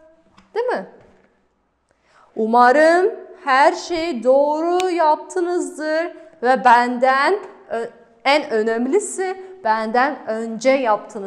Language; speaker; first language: Turkish; non-native, fluent; Kazakh